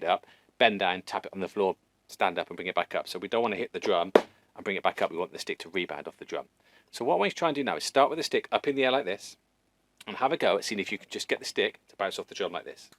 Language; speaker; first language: English; native; English